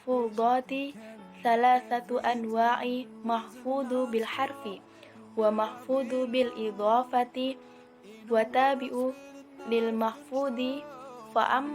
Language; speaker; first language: Arabic; non-native, learner; Indonesian